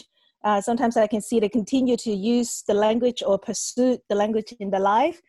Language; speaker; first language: English; non-native, local second language; Cantonese